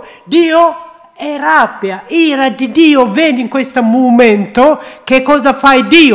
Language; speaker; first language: Italian; non-native, learner; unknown